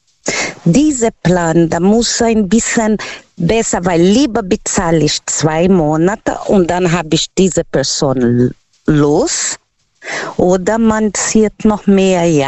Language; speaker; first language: German; non-native, fluent; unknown